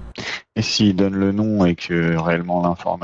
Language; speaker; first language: French; native; French